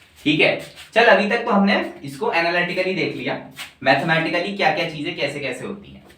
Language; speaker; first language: Hindi; native; Hindi